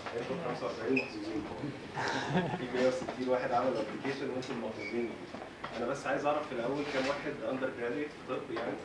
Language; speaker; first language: Arabic; native; Arabic